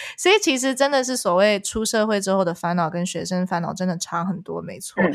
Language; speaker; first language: Chinese; early bilingual, heritage; Chinese